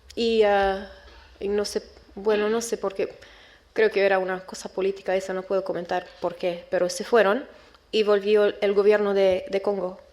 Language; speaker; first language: Spanish; non-native, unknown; Romanian